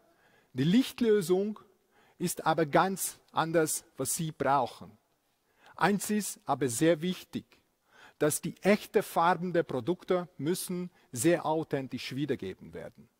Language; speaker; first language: German; non-native, fluent; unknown